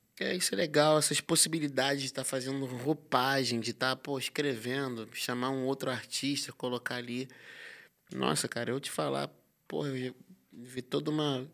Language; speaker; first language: Portuguese; native; Portuguese